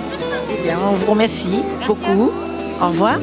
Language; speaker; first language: French; native; French